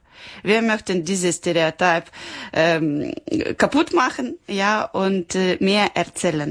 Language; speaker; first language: German; non-native, learner; Ukrainian